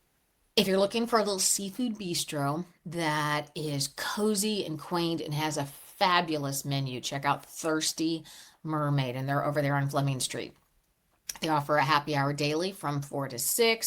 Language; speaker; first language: English; native; English